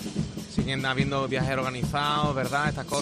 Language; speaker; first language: Spanish; native; Spanish